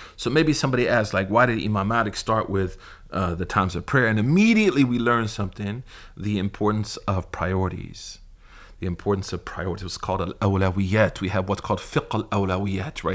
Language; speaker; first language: English; native; English